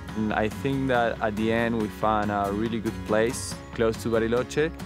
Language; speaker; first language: English; non-native, fluent; Spanish